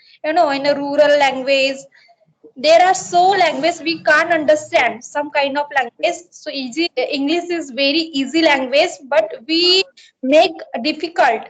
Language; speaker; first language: English; non-native, learner; Marathi